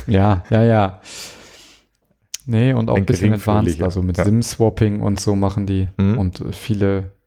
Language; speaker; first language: German; native; German